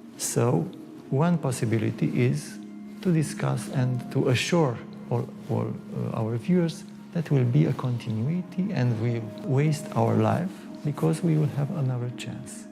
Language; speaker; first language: English; non-native, fluent; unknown